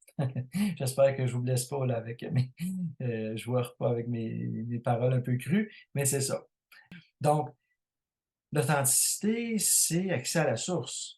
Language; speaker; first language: French; native; French